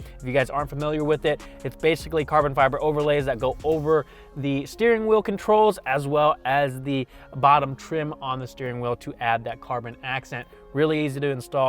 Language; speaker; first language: English; native; English